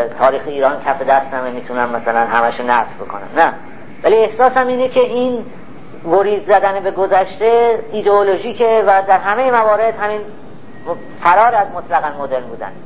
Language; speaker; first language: Persian; native; Persian